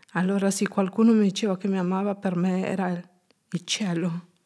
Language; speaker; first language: Italian; non-native, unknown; Spanish